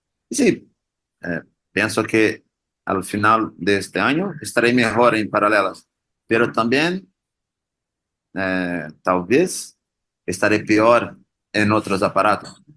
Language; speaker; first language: Spanish; non-native, learner; Portuguese